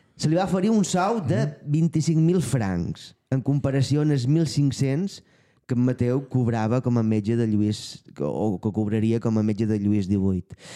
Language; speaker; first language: Catalan; native; Catalan